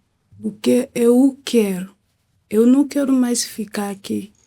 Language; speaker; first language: Portuguese; non-native, fluent; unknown